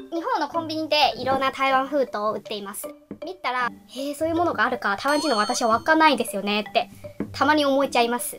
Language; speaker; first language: Japanese; non-native, learner; Chinese